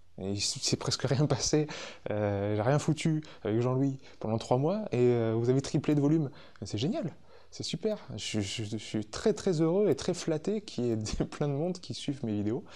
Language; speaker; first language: French; native; French